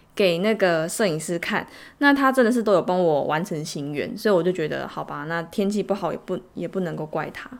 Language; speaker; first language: Chinese; native; Chinese